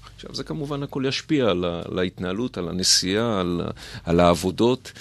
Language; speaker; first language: Hebrew; native; Hebrew